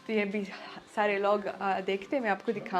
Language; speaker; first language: Hindi; non-native, fluent; Russian